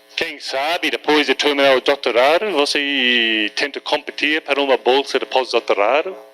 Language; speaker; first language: Portuguese; non-native, fluent; English